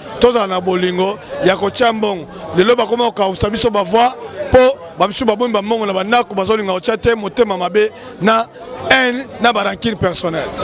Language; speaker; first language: Lingala; native; Lingala